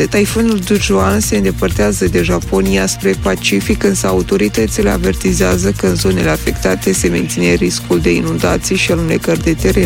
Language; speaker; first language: Romanian; native; Romanian